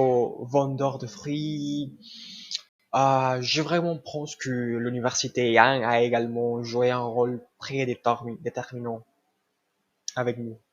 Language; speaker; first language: French; non-native, learner; Spanish